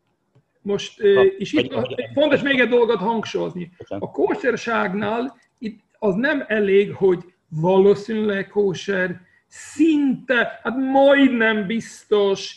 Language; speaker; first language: Hungarian; non-native, fluent; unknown